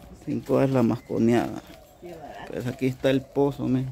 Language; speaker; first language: Spanish; native; Spanish